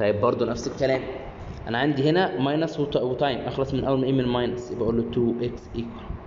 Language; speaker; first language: Arabic; native; Arabic